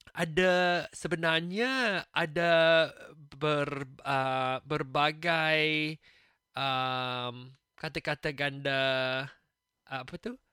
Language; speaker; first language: Malay; non-native, local second language; Chinese